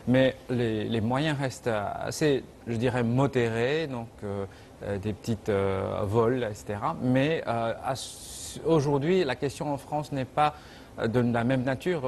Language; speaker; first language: French; non-native, fluent; Chinese